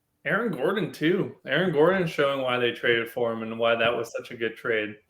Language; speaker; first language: English; native; English